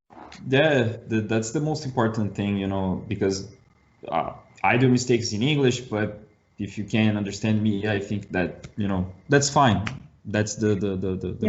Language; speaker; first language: English; non-native, learner; Portuguese